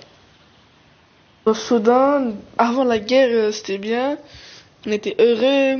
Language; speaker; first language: French; early bilingual, other home language; Arabic